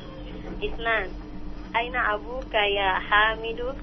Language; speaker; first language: Arabic; non-native, learner; Indonesian